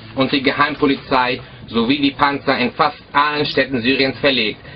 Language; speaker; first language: German; early bilingual, other home language; Arabic